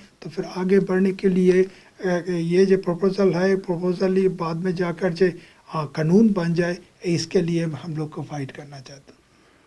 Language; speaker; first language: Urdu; non-native, fluent; Bangla